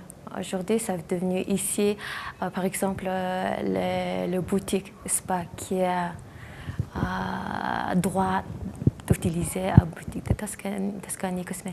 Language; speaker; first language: French; non-native, learner; Mongolian